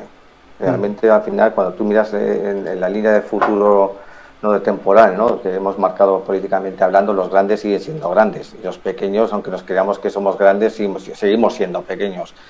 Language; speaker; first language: Spanish; native; Spanish